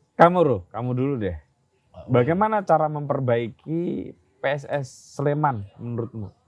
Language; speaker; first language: Indonesian; non-native, local second language; Javanese